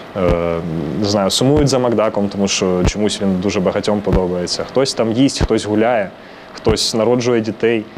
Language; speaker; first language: Ukrainian; non-native, local second language; Russian